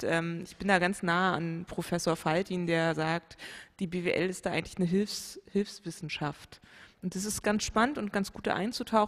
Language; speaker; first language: German; native; German